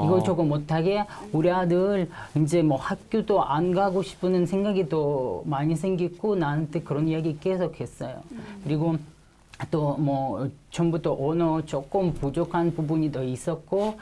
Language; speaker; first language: Korean; non-native, learner; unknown